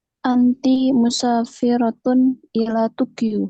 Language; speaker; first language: Arabic; non-native, learner; Indonesian